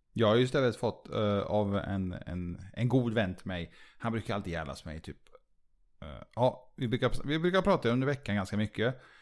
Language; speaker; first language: Swedish; early bilingual, other home language; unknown